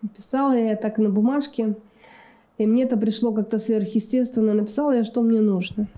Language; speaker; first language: Russian; native; Russian